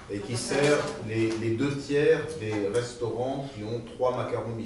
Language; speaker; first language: French; native; French